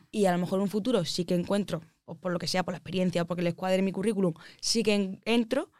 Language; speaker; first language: Spanish; native; Spanish